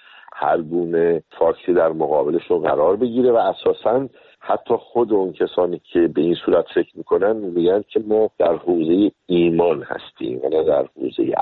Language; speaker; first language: Persian; native; Persian